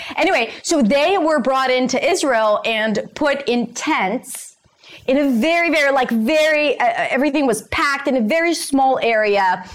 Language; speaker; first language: English; non-native, fluent; Hebrew